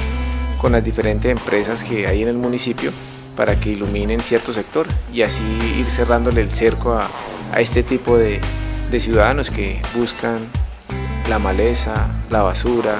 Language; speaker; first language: Spanish; native; Spanish